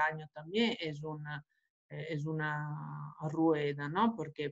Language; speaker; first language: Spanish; non-native, fluent; Italian